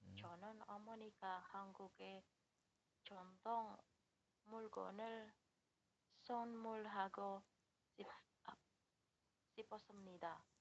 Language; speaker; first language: Korean; non-native, learner; Indonesian